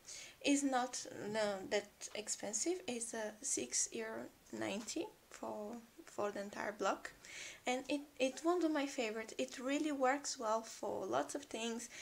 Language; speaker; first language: English; non-native, fluent; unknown